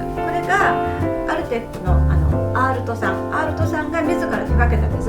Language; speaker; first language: Japanese; native; Japanese